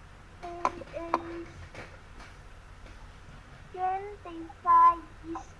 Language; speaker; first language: English; non-native, learner; Vietnamese